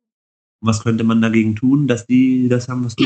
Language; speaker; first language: German; native; German